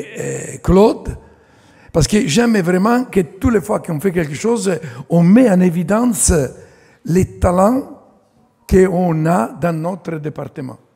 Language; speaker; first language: French; non-native, fluent; Italian